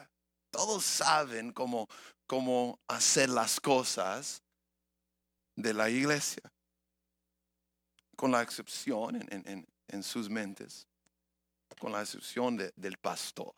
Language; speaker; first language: Spanish; early bilingual, heritage; English